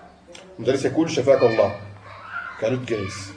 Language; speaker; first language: Arabic; non-native, fluent; French